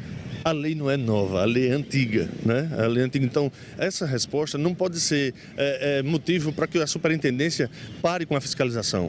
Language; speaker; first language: Portuguese; native; Portuguese